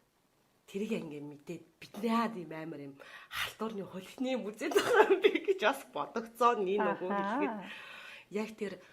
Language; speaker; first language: Mongolian; native; Mongolian